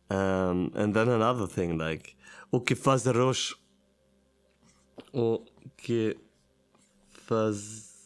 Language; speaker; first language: Portuguese; non-native, learner; Italian